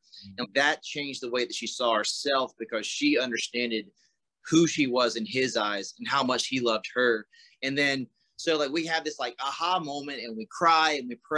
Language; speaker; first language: English; native; English